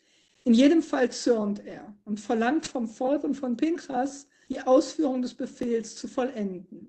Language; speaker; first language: German; native; German